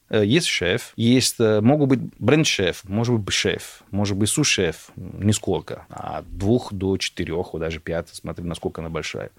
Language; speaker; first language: Russian; non-native, fluent; Italian